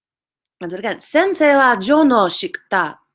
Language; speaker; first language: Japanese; non-native, fluent; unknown